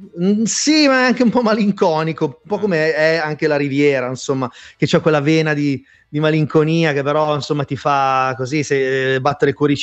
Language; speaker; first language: Italian; native; Italian